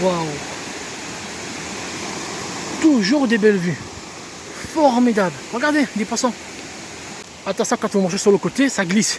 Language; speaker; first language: French; native; French